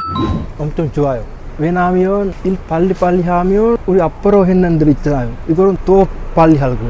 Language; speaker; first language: Korean; non-native, learner; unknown